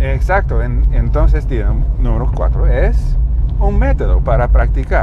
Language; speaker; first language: Spanish; non-native, learner; English